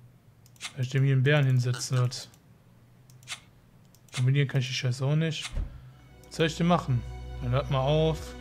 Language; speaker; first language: German; native; German